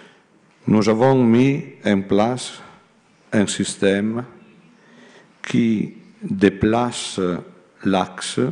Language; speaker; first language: French; non-native, learner; Italian